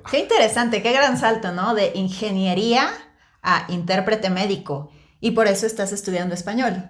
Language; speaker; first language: Spanish; native; Spanish